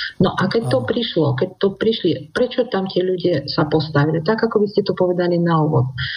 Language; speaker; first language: Slovak; non-native, fluent; Russian